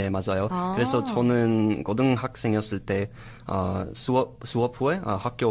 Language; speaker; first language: Korean; non-native, learner; English